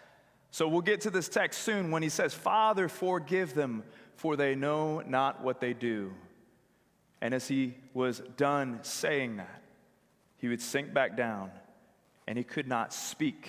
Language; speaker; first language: English; native; English